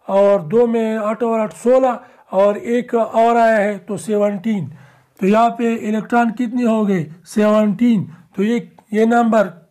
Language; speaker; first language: Urdu; non-native, local second language; Pashto